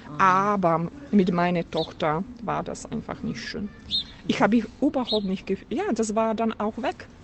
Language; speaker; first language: German; non-native, fluent; Slovak